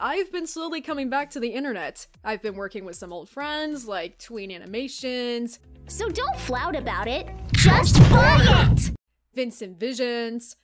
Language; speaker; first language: English; native; English